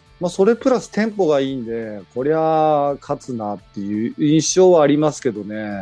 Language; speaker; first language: Japanese; native; Japanese